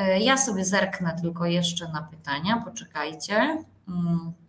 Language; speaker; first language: Polish; native; Polish